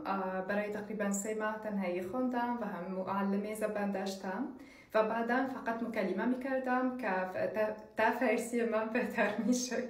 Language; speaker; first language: Persian; non-native, learner; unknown